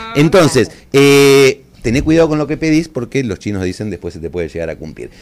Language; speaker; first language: Spanish; native; Spanish